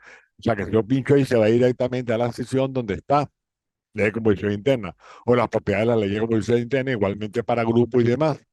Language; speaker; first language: Spanish; native; Spanish